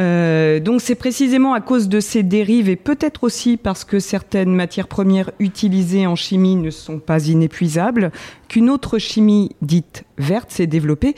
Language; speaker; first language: French; native; French